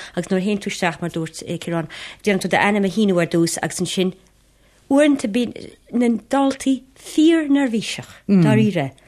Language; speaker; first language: Irish; native; Irish